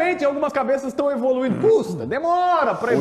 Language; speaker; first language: Portuguese; native; Portuguese